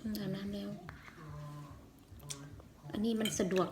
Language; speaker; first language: Thai; native; Thai